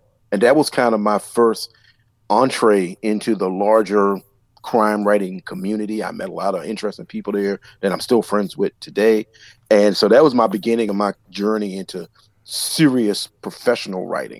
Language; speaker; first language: English; native; English